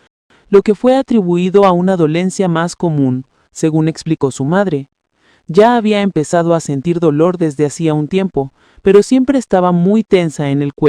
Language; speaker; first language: Spanish; native; Spanish